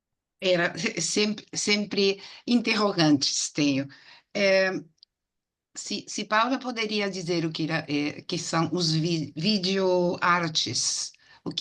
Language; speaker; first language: Portuguese; non-native, fluent; Spanish